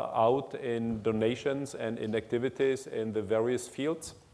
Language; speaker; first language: English; non-native, fluent; German